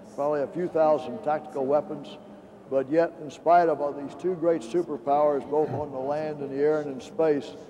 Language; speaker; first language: English; native; English